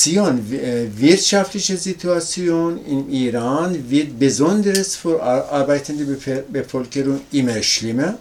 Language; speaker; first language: German; non-native, learner; Persian